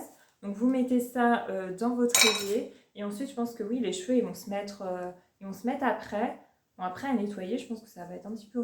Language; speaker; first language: French; native; French